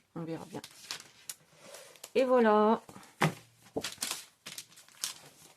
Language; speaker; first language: French; native; French